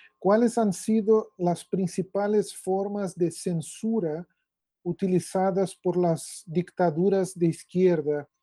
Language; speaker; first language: Spanish; non-native, fluent; Portuguese